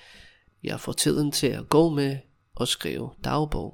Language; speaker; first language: Danish; non-native, fluent; English